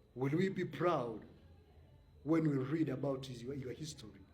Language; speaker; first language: English; non-native, local second language; Swahili